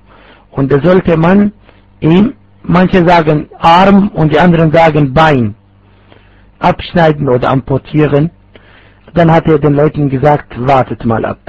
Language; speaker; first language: German; non-native, fluent; Arabic